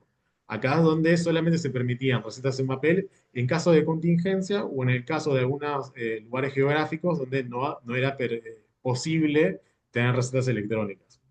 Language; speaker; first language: Spanish; native; Spanish